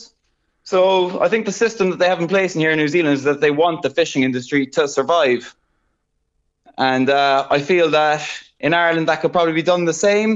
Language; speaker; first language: English; native; English